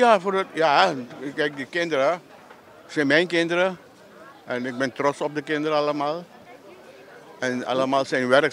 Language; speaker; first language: Dutch; non-native, local second language; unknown